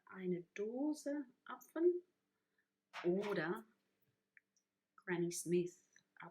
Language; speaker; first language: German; non-native, fluent; English